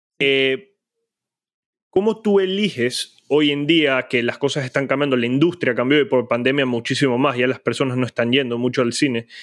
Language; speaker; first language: Spanish; native; Spanish